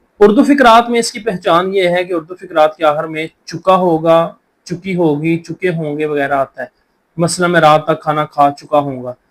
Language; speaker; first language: Urdu; non-native, local second language; Punjabi